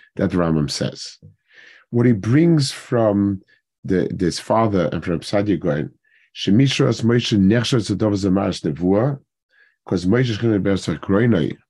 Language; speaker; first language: English; native; English